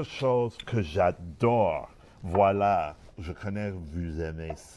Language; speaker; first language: French; non-native, learner; English